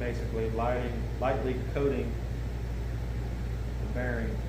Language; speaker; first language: English; native; English